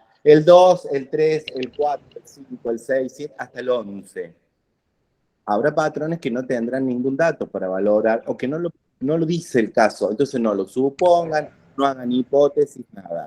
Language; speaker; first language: Spanish; native; Spanish